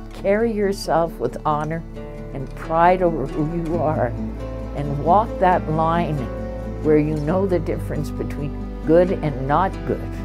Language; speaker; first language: English; native; English